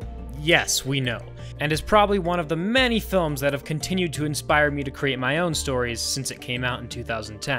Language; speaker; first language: English; native; English